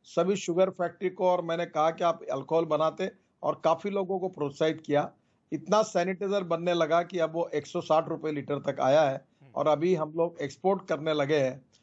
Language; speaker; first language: Hindi; non-native, local second language; Marathi